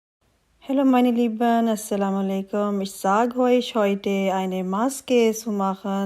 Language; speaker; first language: German; non-native, learner; Urdu